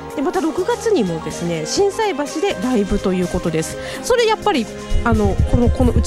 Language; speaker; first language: Japanese; native; Japanese